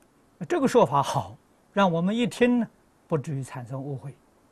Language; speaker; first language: Chinese; native; Chinese